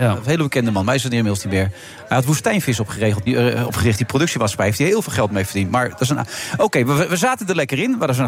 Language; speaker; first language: Dutch; native; Dutch